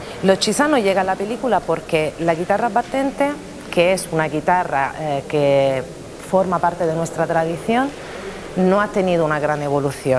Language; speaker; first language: Spanish; non-native, fluent; Italian